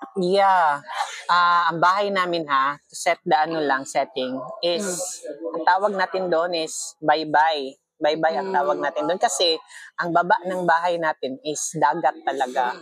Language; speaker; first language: Filipino; non-native, local second language; Cebuano